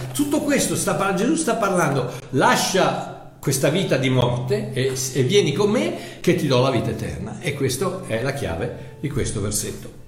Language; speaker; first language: Italian; native; Italian